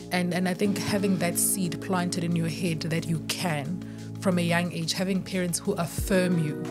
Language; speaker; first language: English; non-native, local second language; Zulu